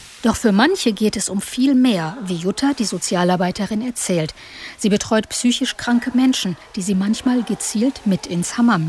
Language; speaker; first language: German; native; German